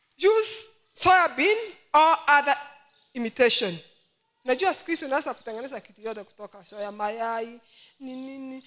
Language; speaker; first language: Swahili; non-native, local second language; Gusii